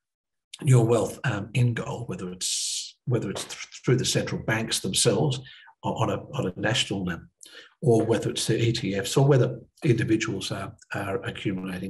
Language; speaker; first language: English; native; English